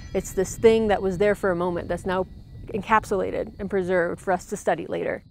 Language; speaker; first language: English; native; English